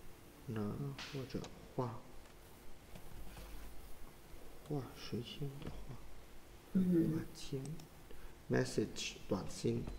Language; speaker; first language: Chinese; non-native, fluent; Vietnamese